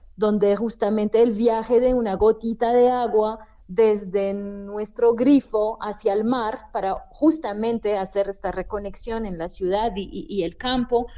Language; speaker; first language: Spanish; non-native, fluent; French